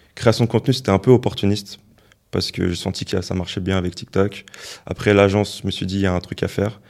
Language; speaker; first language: French; native; French